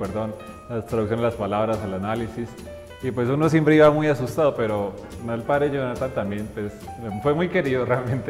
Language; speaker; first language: Spanish; native; Spanish